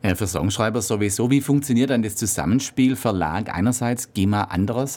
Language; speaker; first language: German; native; German